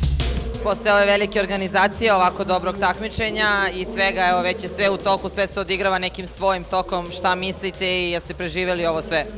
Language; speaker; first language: Bosnian; native; Bosnian